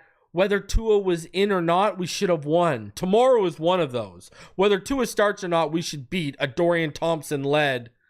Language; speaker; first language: English; native; English